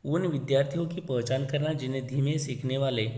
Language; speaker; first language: Hindi; non-native, local second language; Marathi